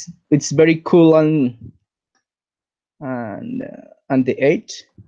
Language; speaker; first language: English; non-native, learner; Spanish